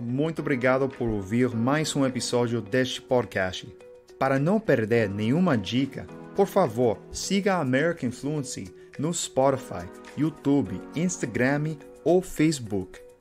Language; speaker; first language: Portuguese; non-native, fluent; English